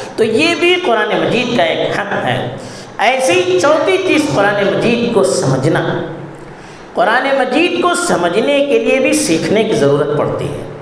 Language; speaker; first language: Urdu; non-native, local second language; Konkani